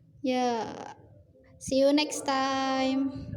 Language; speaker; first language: English; non-native, learner; Indonesian